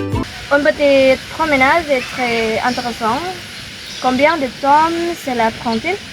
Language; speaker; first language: French; non-native, learner; Indonesian